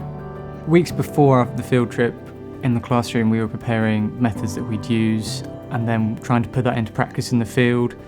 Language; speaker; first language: English; native; English